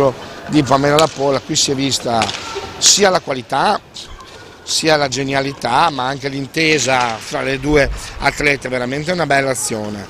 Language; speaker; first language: Italian; native; Italian